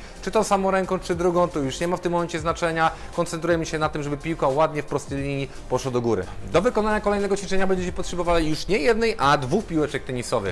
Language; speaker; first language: Polish; native; Polish